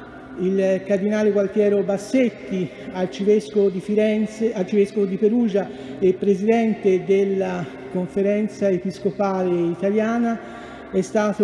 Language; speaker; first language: Italian; native; Italian